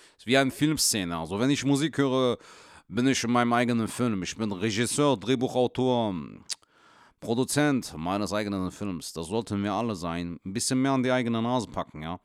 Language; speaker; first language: German; native; German